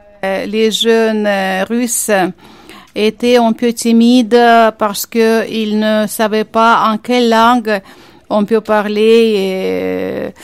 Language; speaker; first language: French; non-native, fluent; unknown